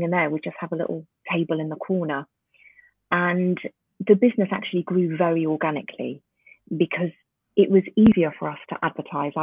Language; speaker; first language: English; early bilingual, other home language; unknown